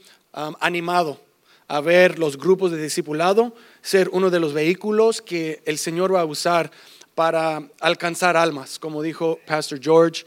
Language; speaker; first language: Spanish; early bilingual, heritage; English